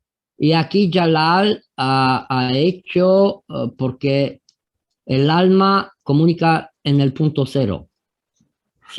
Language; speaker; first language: Spanish; non-native, fluent; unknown